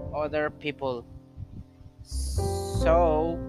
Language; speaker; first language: English; non-native, learner; Spanish